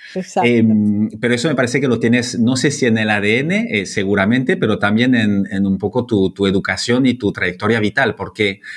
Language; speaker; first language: Spanish; non-native, fluent; French